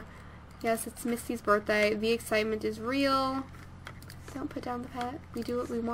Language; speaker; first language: English; native; English